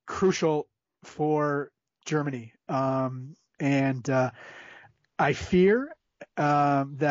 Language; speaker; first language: English; native; English